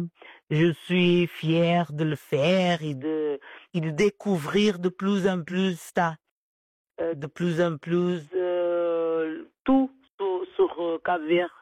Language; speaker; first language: French; non-native, fluent; Portuguese